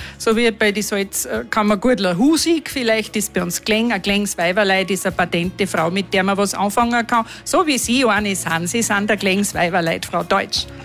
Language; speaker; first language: German; native; German